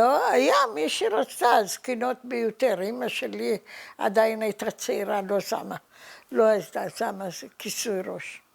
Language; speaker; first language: Hebrew; early bilingual, other home language; Arabic